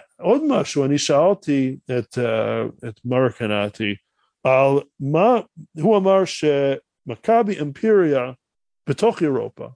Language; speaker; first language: Hebrew; non-native, fluent; English